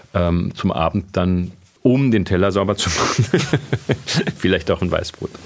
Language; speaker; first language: German; native; German